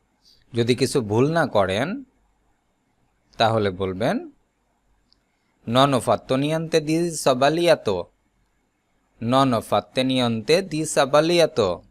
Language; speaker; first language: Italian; non-native, learner; Bangla